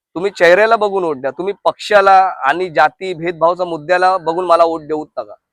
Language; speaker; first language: Marathi; non-native, local second language; Hindi